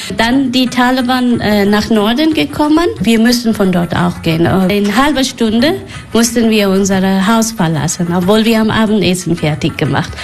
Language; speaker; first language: German; non-native, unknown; Persian